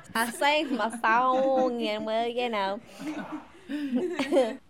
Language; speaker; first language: English; native; English